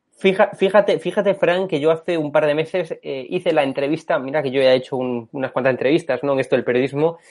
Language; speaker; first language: Spanish; native; Spanish